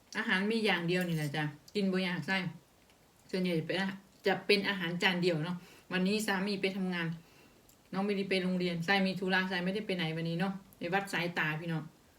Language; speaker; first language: Thai; native; Thai